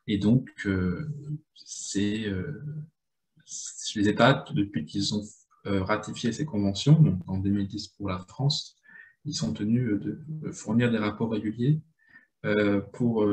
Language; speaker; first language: French; native; French